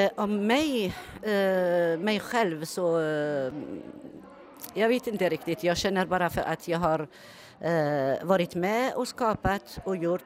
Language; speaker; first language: Swedish; non-native, fluent; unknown